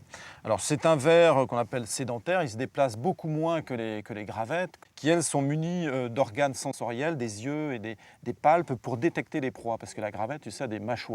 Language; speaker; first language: French; native; French